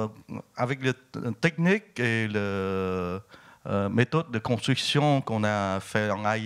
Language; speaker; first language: French; non-native, fluent; Vietnamese